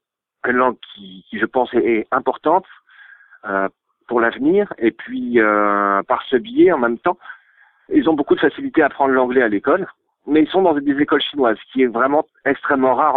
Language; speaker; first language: French; native; French